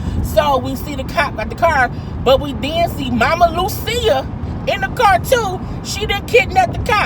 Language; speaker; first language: English; native; English